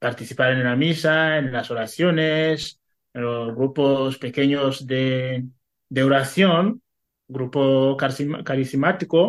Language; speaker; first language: Spanish; non-native, fluent; Kinyarwanda